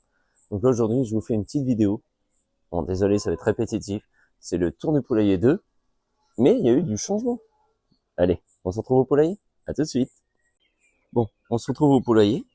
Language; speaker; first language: French; native; French